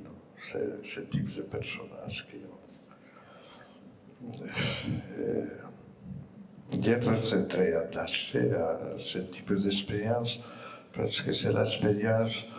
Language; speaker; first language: French; non-native, fluent; Spanish